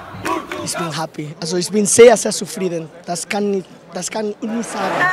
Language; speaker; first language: German; non-native, learner; Portuguese